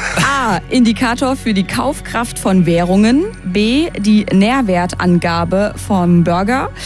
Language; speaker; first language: German; early bilingual, other home language; Turkish